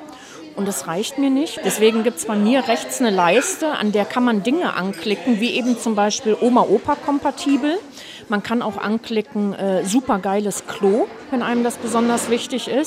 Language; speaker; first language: German; native; German